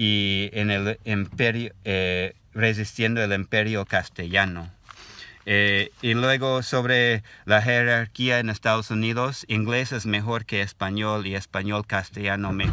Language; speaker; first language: Spanish; non-native, learner; English